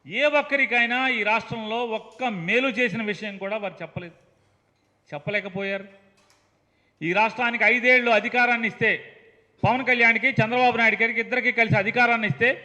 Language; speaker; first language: Telugu; native; Telugu